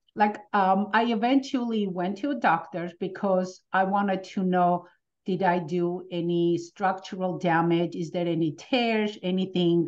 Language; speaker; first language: English; early bilingual, other home language; Armenian